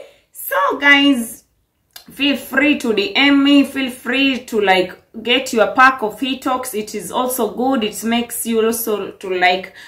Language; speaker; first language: English; non-native, local second language; Swahili